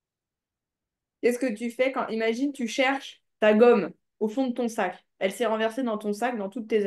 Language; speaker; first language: French; native; French